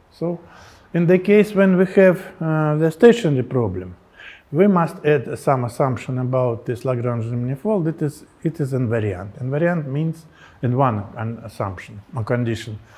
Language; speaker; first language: English; non-native, fluent; Russian